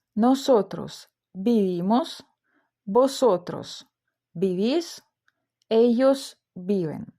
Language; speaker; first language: Spanish; non-native, fluent; Ukrainian